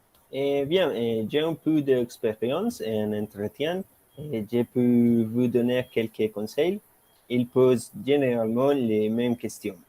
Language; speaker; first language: French; non-native, learner; Spanish